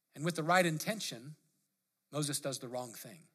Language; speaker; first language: English; native; English